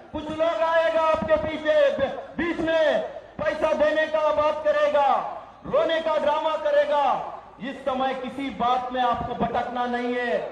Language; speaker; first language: Hindi; non-native, local second language; Kannada